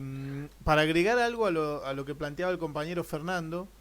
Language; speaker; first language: Spanish; native; Spanish